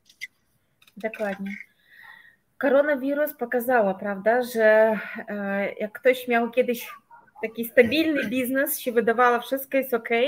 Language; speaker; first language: Polish; non-native, fluent; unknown